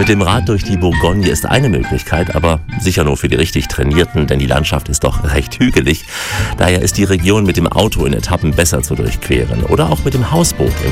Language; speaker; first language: German; native; German